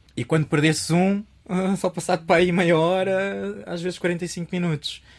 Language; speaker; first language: Portuguese; early bilingual, other home language; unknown